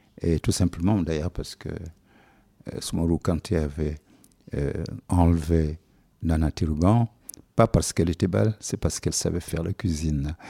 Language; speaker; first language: French; non-native, local second language; Wolof